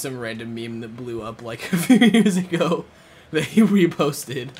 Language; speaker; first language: English; native; English